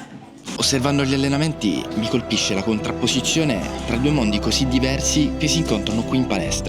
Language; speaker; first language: Italian; native; Italian